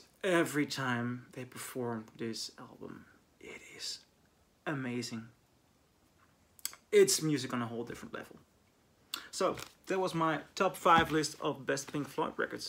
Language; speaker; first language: English; non-native, fluent; Dutch